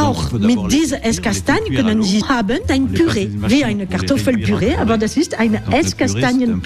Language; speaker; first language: German; non-native, learner; French